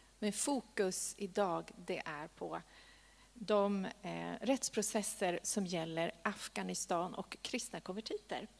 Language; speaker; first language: Swedish; native; Swedish